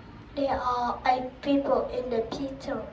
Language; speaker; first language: English; non-native, learner; Vietnamese